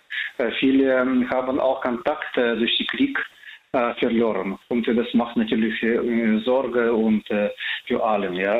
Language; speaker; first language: German; non-native, fluent; Russian